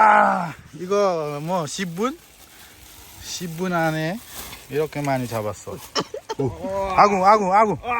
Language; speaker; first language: Korean; non-native, learner; Nepali